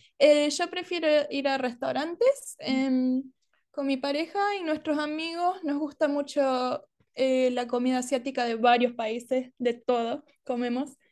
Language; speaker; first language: Spanish; early bilingual, heritage; Spanish